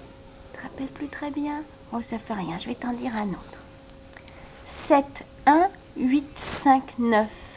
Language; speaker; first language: French; native; French